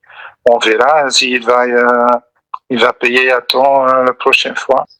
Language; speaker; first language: French; non-native, local second language; Dutch